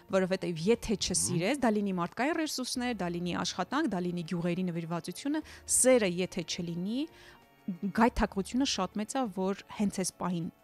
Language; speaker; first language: Armenian; native; Armenian